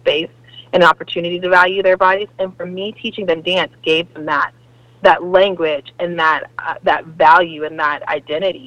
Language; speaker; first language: English; native; English